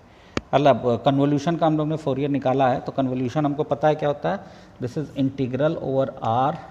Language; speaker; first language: Hindi; native; Hindi